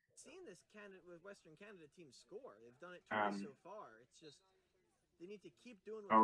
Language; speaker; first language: English; native; English